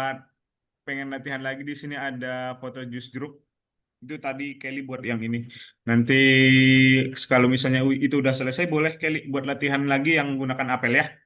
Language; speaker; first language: Indonesian; native; Indonesian